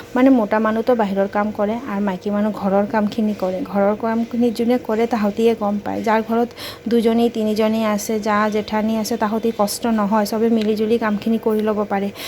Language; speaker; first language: Assamese; non-native, local second language; Bangla